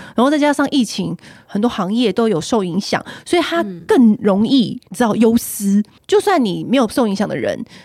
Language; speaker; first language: Chinese; native; Chinese